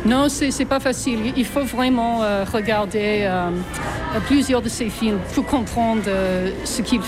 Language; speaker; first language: French; non-native, fluent; English